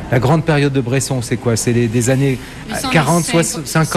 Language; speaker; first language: French; native; French